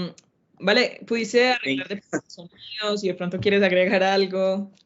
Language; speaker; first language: Spanish; native; Spanish